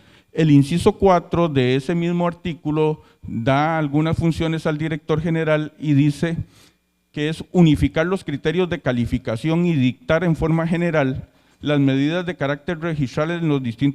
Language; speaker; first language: Spanish; native; Spanish